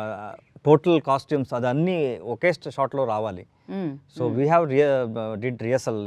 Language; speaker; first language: Telugu; non-native, learner; Kannada